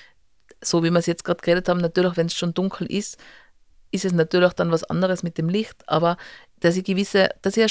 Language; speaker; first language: German; native; German